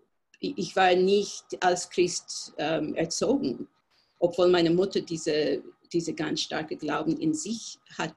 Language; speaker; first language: German; non-native, fluent; English